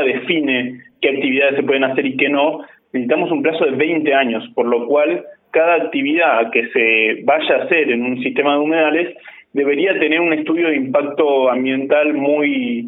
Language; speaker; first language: Spanish; native; Spanish